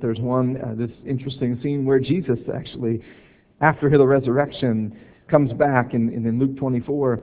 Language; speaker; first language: English; native; English